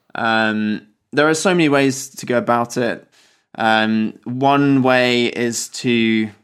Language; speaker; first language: English; native; English